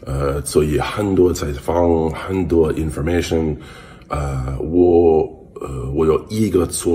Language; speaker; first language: Chinese; non-native, learner; English